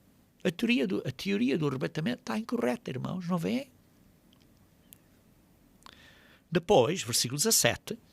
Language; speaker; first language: Portuguese; native; Portuguese